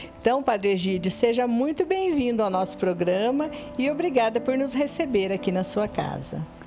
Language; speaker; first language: Portuguese; native; Portuguese